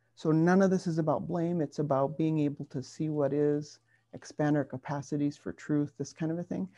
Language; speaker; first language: English; native; English